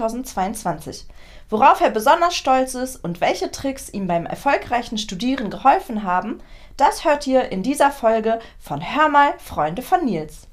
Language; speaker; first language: German; native; German